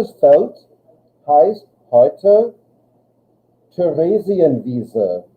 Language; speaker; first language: German; non-native, fluent; English